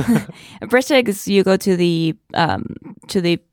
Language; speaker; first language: English; non-native, fluent; Spanish